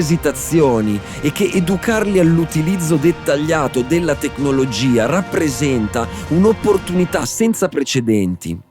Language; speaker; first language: Italian; native; Italian